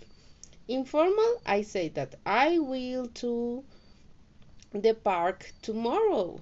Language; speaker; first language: English; non-native, learner; Spanish